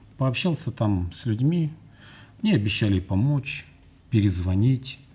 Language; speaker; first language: Russian; native; Russian